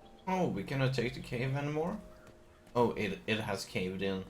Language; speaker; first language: English; non-native, fluent; Chinese